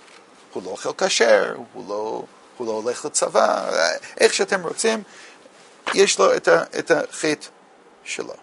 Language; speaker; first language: Hebrew; non-native, fluent; English